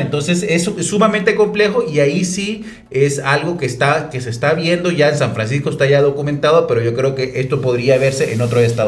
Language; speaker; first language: Spanish; native; Spanish